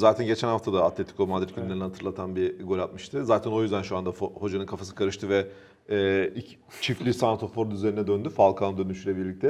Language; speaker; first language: Turkish; native; Turkish